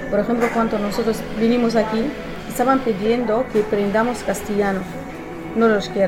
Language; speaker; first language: Spanish; non-native, learner; Arabic